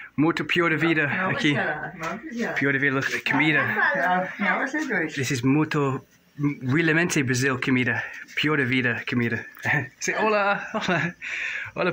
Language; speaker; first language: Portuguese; non-native, learner; English